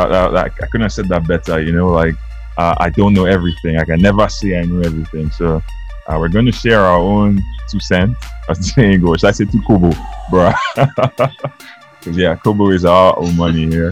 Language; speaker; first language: English; non-native, local second language; Yoruba